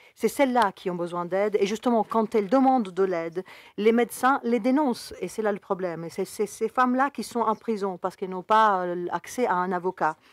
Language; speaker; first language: French; non-native, fluent; Spanish